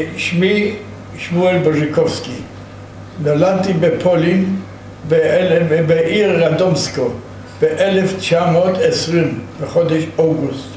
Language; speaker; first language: Hebrew; non-native, fluent; Yiddish